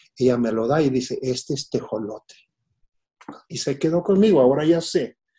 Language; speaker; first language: Spanish; early bilingual, heritage; Spanish